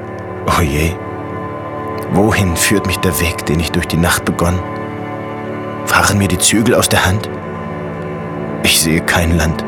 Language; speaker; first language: German; native; German